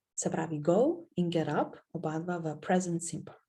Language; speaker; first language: English; non-native, fluent; Slovenian